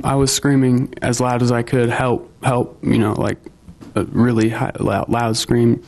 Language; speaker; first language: English; native; English